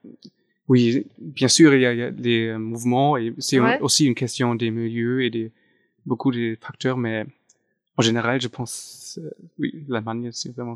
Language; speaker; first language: French; non-native, fluent; German